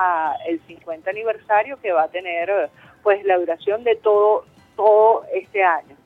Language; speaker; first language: Spanish; native; Spanish